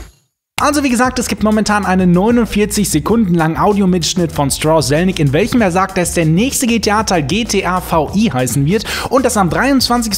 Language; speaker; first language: German; native; German